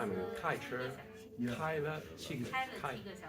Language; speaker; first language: Chinese; non-native, learner; English